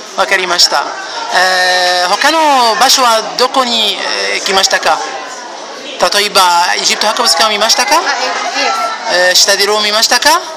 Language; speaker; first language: Japanese; non-native, learner; Arabic